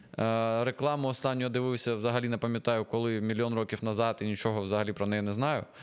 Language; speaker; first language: Ukrainian; non-native, local second language; Russian